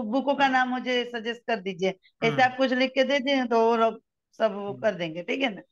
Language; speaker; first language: Hindi; native; Hindi